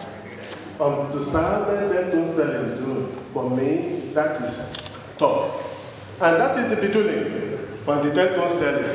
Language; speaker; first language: Dutch; non-native, learner; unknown